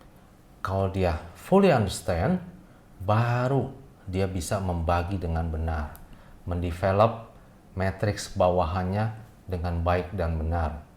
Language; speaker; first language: Indonesian; native; Indonesian